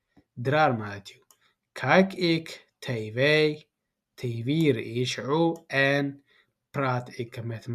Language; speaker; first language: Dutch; non-native, learner; Tigrinya